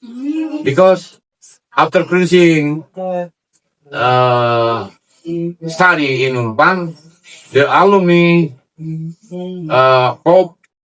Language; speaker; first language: English; non-native, learner; Indonesian